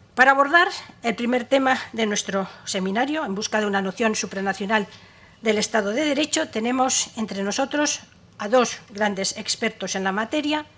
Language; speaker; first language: Spanish; native; Spanish